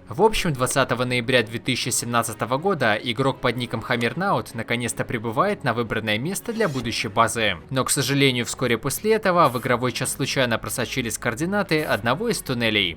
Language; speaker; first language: Russian; native; Russian